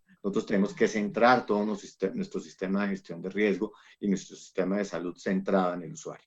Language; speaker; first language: Spanish; native; Spanish